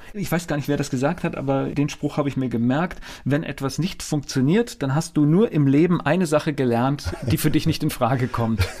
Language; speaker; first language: German; native; German